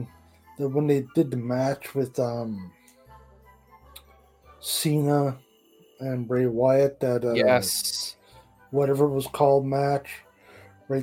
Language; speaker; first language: English; native; English